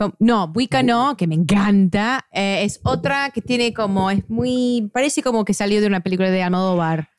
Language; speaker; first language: Spanish; non-native, fluent; English